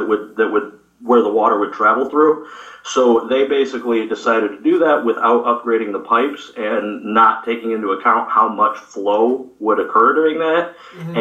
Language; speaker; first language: English; native; English